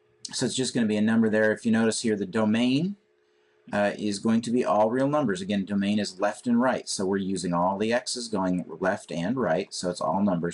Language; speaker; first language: English; native; English